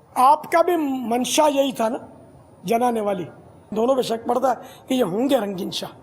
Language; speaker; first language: Urdu; non-native, local second language; Memoni